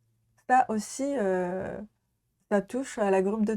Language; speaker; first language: French; non-native, learner; Japanese